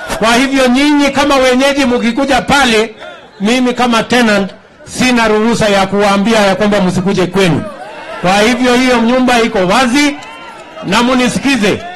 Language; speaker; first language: Swahili; non-native, local second language; Kalenjin